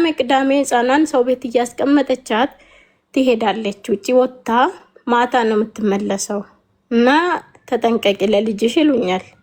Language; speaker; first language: Amharic; native; Amharic